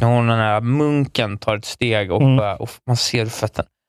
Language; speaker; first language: Swedish; native; Swedish